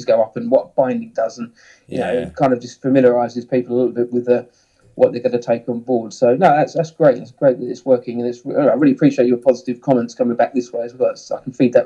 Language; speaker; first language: English; native; English